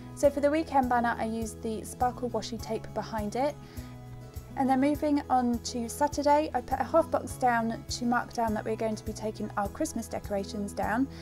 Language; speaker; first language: English; native; English